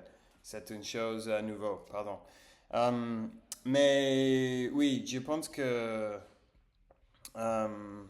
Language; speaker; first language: French; non-native, learner; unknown